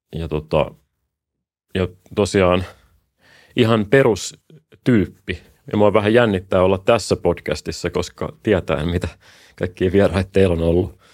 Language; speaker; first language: Finnish; native; Finnish